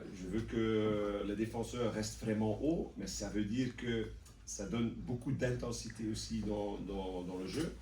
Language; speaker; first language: French; non-native, local second language; Dutch